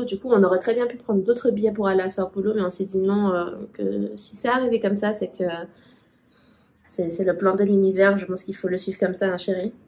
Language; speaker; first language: French; native; French